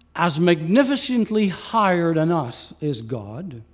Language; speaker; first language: English; non-native, fluent; French